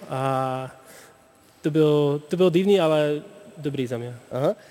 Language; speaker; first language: Czech; non-native, learner; Dutch